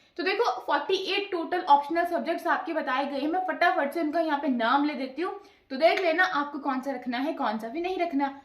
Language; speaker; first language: Hindi; non-native, local second language; Punjabi